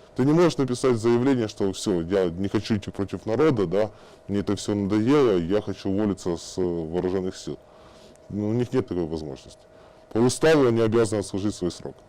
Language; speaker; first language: Russian; native; Russian